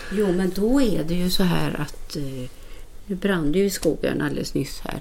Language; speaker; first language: Swedish; native; Swedish